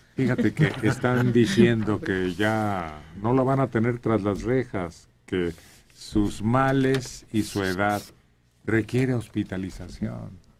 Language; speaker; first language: Spanish; native; Spanish